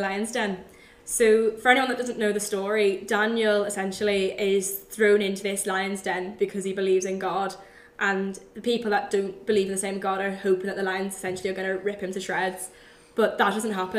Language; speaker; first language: English; native; English